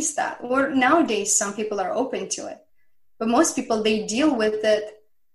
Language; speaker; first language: English; non-native, fluent; Romanian